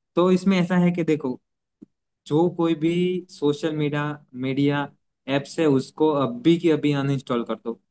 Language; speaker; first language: Hindi; non-native, local second language; Gujarati